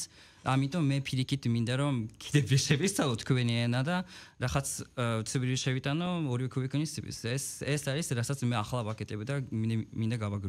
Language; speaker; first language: Georgian; non-native, fluent; Japanese